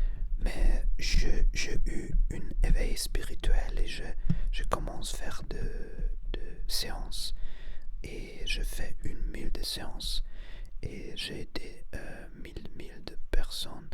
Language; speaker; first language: French; non-native, learner; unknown